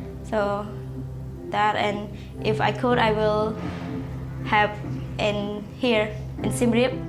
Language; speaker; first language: English; non-native, learner; Khmer